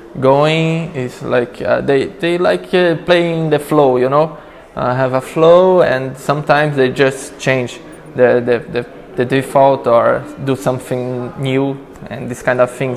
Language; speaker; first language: English; non-native, learner; Portuguese